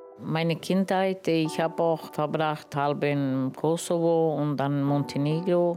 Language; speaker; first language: German; non-native, learner; Romany